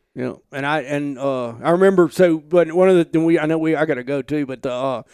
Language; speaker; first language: English; native; English